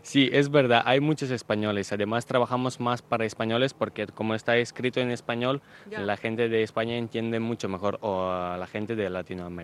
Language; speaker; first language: Spanish; non-native, fluent; Ukrainian